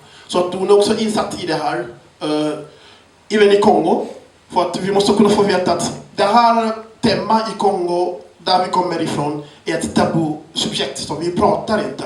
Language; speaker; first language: Swedish; non-native, fluent; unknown